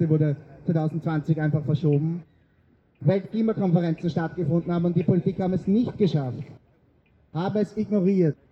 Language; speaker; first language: German; native; German